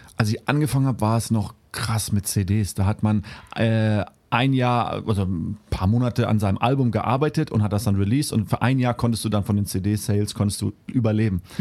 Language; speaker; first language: German; native; German